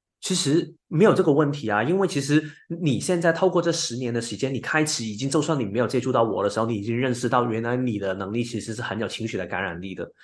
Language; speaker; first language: Chinese; non-native, local second language; Cantonese